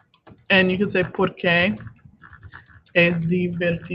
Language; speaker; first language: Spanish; non-native, fluent; English